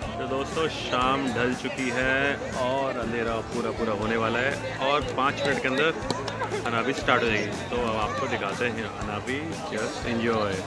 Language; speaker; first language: Hindi; native; Hindi